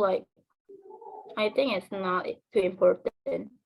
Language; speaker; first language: English; non-native, learner; Indonesian